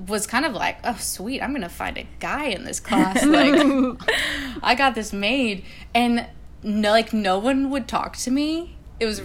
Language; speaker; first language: English; native; English